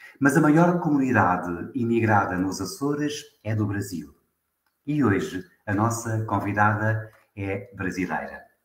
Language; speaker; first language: Portuguese; native; Portuguese